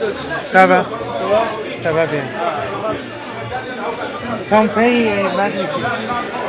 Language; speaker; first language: French; non-native, learner; English